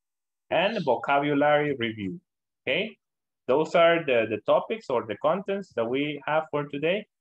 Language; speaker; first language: English; non-native, learner; Spanish